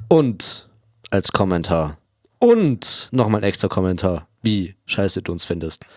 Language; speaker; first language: German; native; German